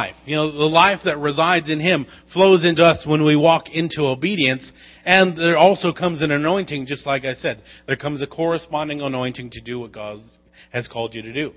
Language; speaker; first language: English; native; English